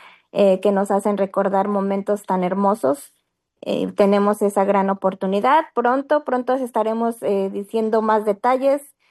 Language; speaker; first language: Spanish; native; Spanish